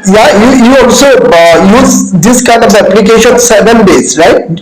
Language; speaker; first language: English; non-native, learner; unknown